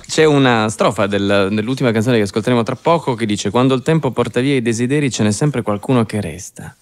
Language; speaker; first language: Italian; native; Italian